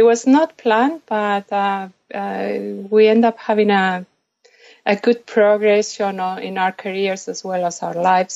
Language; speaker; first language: English; non-native, fluent; Spanish